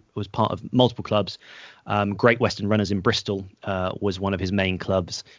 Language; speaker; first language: English; native; English